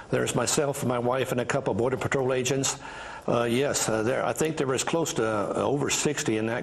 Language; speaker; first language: English; native; English